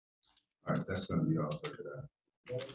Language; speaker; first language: English; native; English